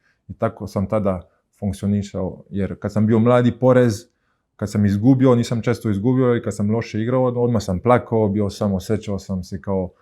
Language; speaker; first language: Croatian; early bilingual, heritage; Croatian